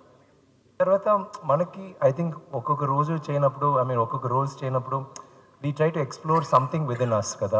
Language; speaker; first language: Telugu; non-native, fluent; Tamil